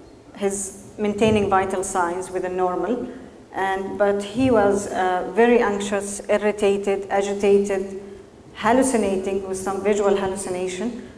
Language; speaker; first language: English; non-native, fluent; Arabic